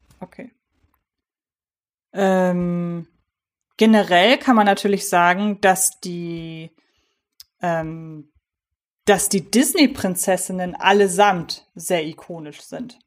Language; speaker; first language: German; native; German